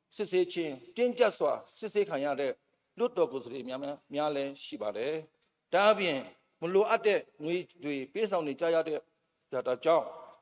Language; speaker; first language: Burmese; non-native, local second language; Shan